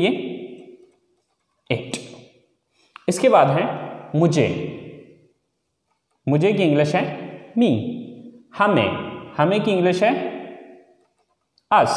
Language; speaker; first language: Urdu; native; Urdu